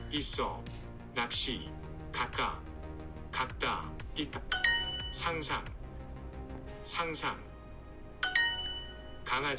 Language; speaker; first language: Korean; non-native, learner; English